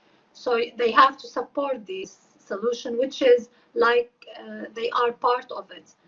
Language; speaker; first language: English; non-native, fluent; Arabic